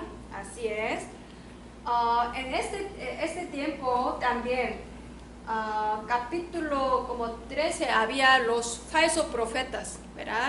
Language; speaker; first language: Spanish; non-native, learner; Korean